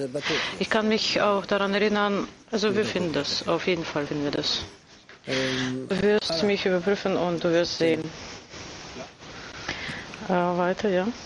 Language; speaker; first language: German; non-native, fluent; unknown